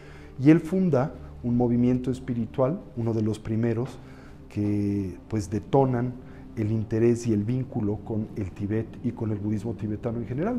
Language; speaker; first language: Spanish; native; Spanish